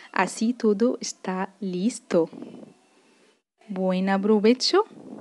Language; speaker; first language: Spanish; non-native, fluent; Arabic